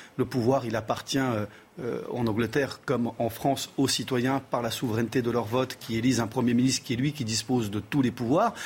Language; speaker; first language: French; early bilingual, other home language; Portuguese